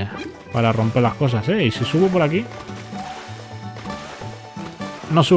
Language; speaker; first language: Spanish; native; Spanish